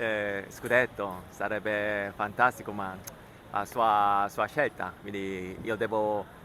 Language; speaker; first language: Italian; non-native, learner; Korean